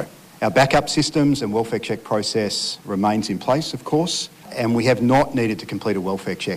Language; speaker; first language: English; native; English